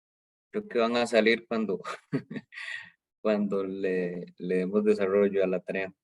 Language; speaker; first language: Spanish; native; Spanish